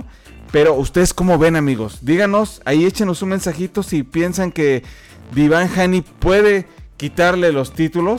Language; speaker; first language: Spanish; native; Spanish